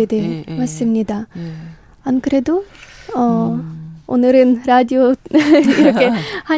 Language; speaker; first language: Korean; non-native, learner; Ukrainian